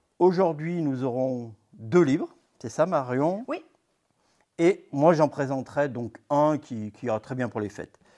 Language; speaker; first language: French; native; French